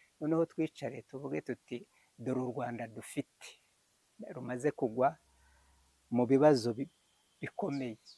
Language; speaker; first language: Kinyarwanda; early bilingual, heritage; Kinyarwanda